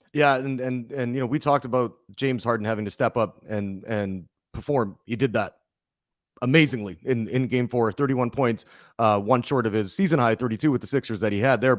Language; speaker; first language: English; native; English